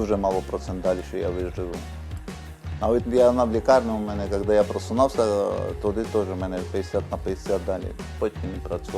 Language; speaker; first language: Ukrainian; non-native, learner; Georgian